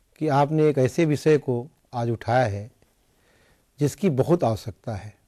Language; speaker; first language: Hindi; native; Hindi